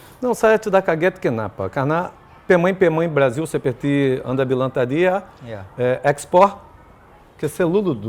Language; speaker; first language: Indonesian; non-native, fluent; Portuguese